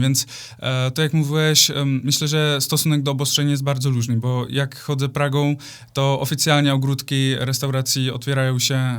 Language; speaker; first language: Polish; non-native, fluent; Czech